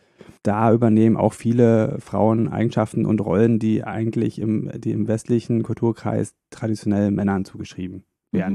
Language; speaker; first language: German; native; German